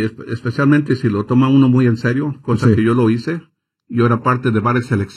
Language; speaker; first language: Spanish; native; Spanish